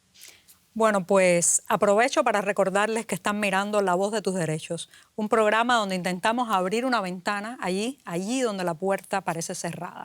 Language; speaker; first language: Spanish; native; Spanish